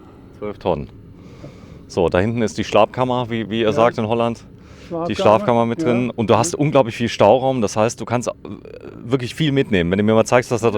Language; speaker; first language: German; native; German